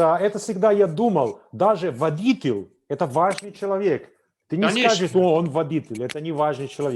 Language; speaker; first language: Russian; non-native, fluent; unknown